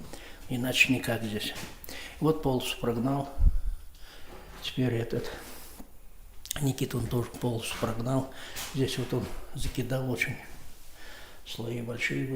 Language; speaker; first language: Russian; native; Russian